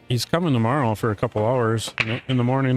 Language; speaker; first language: English; native; English